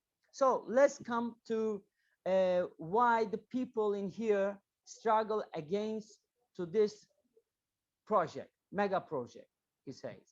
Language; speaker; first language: English; non-native, learner; Turkish